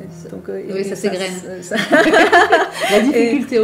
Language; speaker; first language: French; native; French